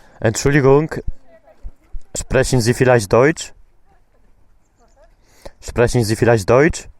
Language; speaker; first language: German; non-native, learner; Polish